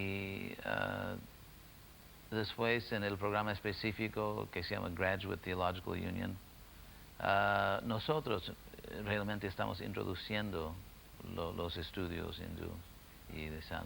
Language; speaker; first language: Spanish; non-native, fluent; English